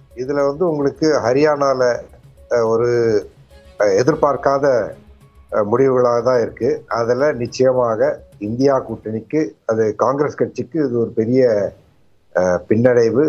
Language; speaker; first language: Tamil; native; Tamil